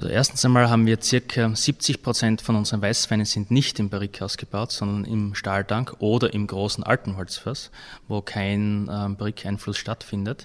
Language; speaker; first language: German; native; German